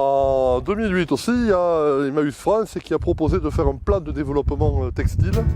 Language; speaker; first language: French; native; French